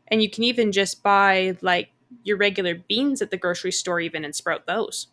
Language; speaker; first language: English; native; English